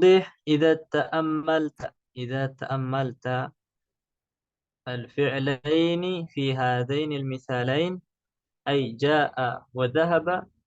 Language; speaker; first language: Arabic; non-native, fluent; Indonesian